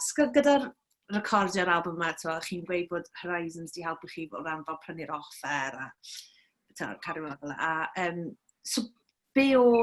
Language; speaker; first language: Welsh; native; Welsh